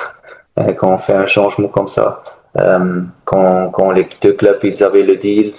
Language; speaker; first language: French; non-native, learner; German